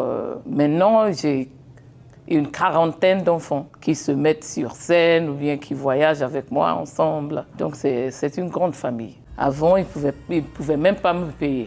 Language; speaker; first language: French; non-native, fluent; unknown